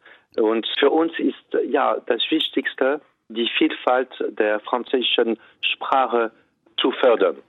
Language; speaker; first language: German; non-native, fluent; French